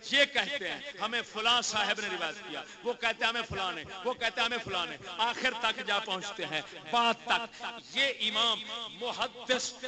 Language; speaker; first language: Urdu; non-native, local second language; Saraiki